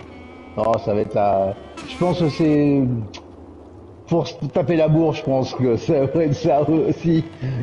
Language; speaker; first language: French; native; French